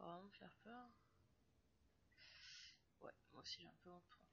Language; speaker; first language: French; native; French